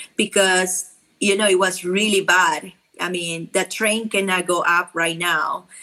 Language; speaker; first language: English; non-native, fluent; Spanish